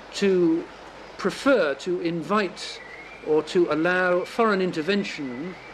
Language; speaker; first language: English; native; English